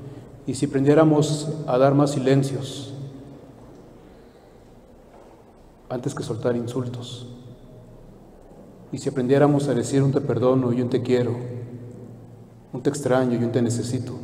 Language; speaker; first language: Spanish; native; Spanish